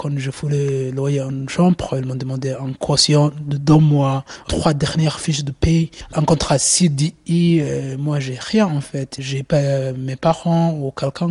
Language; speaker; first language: French; non-native, learner; Somali